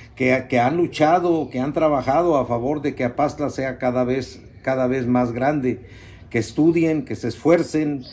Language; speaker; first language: Spanish; native; Spanish